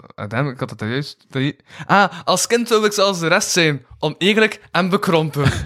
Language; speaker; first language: Dutch; native; Dutch